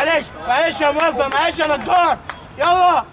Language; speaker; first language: Arabic; native; Arabic